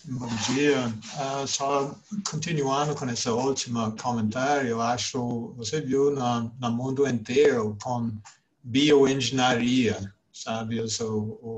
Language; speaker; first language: Portuguese; non-native, fluent; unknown